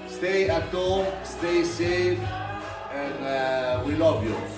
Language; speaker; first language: English; non-native, learner; Italian